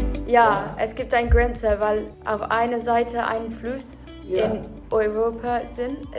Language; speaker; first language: German; non-native, learner; English